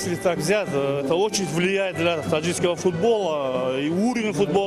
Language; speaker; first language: Russian; non-native, local second language; Tajik